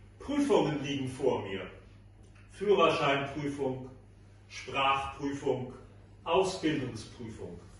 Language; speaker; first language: German; native; German